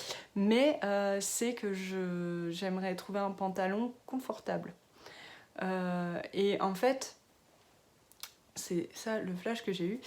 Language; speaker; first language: French; native; French